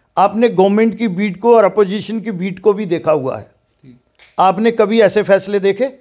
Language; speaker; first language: Hindi; non-native, local second language; Dogri